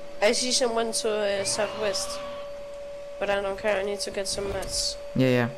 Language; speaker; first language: English; non-native, fluent; Danish